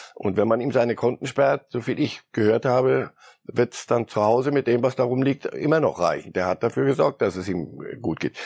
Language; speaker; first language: German; early bilingual, other home language; Polish